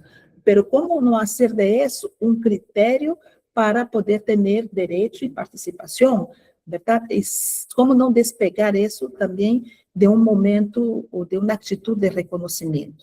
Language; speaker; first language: Spanish; non-native, fluent; Portuguese